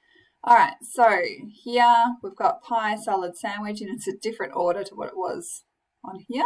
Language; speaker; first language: English; native; English